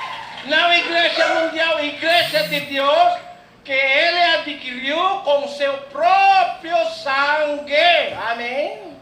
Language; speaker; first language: Portuguese; non-native, learner; Filipino